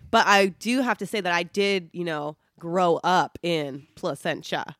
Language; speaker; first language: English; native; English